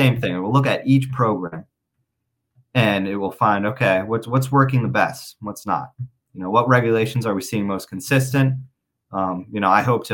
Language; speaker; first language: English; native; English